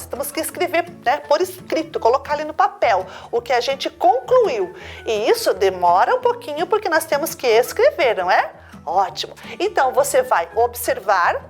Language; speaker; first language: Portuguese; native; Portuguese